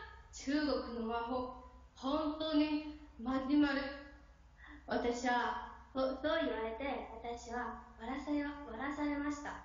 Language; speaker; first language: Japanese; non-native, learner; Chinese